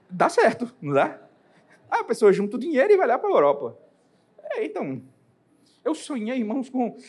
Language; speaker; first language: Portuguese; native; Portuguese